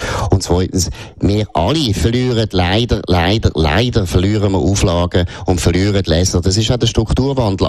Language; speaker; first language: German; native; German